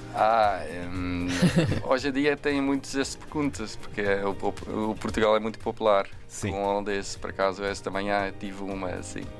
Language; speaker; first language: Portuguese; non-native, learner; Dutch